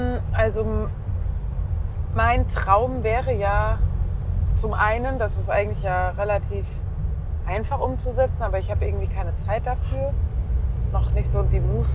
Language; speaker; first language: German; native; German